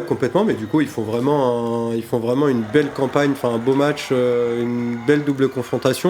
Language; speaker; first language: French; native; French